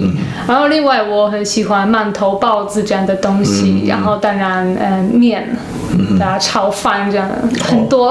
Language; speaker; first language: Chinese; non-native, fluent; Polish